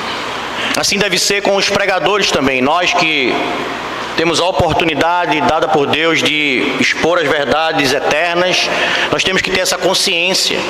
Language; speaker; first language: Portuguese; native; Portuguese